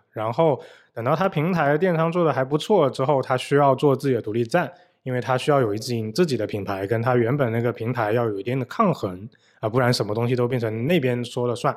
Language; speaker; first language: Chinese; native; Chinese